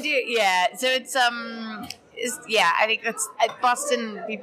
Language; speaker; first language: English; native; English